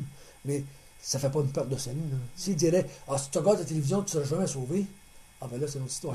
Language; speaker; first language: French; native; French